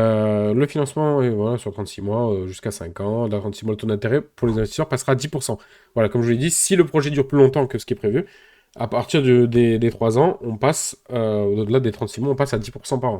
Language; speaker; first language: French; native; French